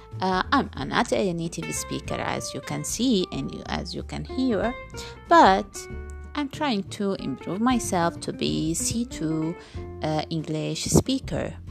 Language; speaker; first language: English; non-native, learner; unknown